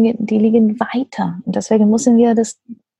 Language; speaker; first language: German; non-native, learner; English